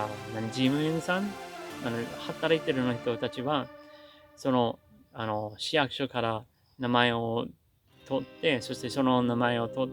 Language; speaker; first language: Japanese; non-native, learner; English